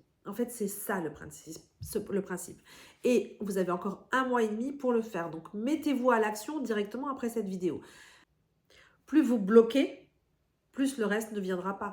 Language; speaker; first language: French; native; French